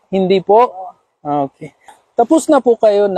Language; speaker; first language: Filipino; non-native, local second language; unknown